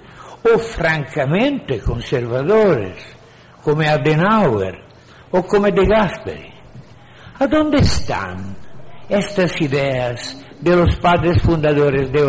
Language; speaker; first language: Spanish; non-native, fluent; Italian